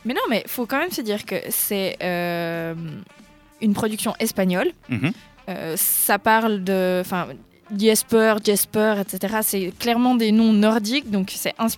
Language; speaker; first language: French; native; French